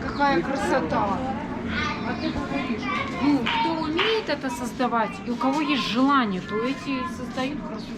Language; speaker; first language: Russian; native; Russian